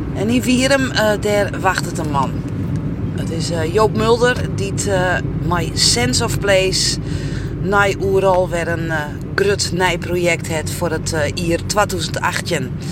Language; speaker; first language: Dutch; non-native, local second language; Western Frisian